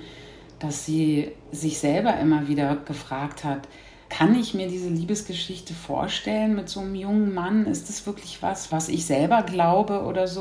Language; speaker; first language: German; native; German